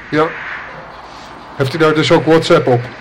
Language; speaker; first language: Dutch; native; Dutch